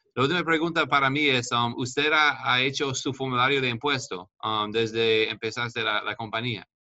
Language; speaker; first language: Spanish; non-native, fluent; English